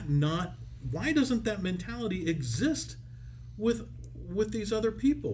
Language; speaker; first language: English; native; English